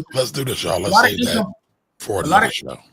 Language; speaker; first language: English; native; English